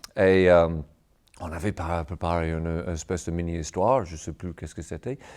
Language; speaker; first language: French; non-native, fluent; English